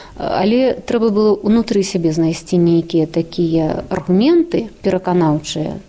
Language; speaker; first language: Belarusian; non-native, local second language; Russian